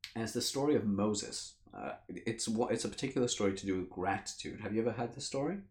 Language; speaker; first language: English; native; English